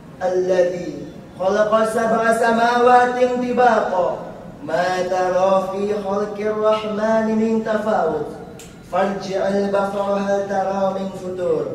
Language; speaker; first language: Arabic; non-native, learner; Indonesian